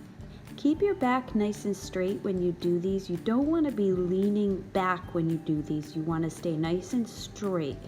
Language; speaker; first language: English; native; English